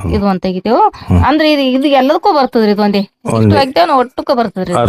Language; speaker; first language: Kannada; native; Kannada